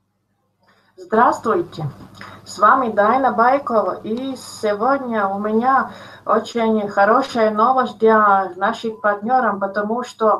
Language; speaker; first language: Russian; non-native, local second language; Latvian